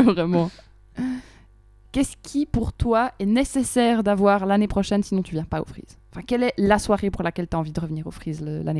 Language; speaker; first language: French; native; French